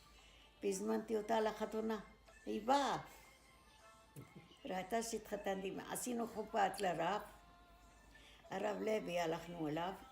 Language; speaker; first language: Hebrew; non-native, fluent; Arabic